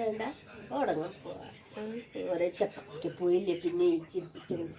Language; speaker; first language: Malayalam; non-native, learner; Hindi